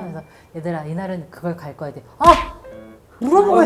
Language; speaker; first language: Korean; native; Korean